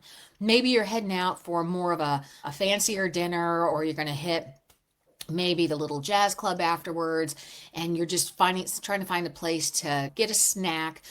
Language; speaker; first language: English; native; English